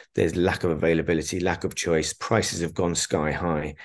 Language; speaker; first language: English; native; English